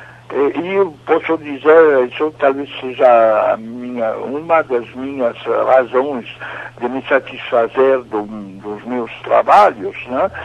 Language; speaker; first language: Portuguese; non-native, fluent; French